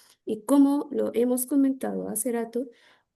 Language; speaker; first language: Spanish; non-native, fluent; Arabic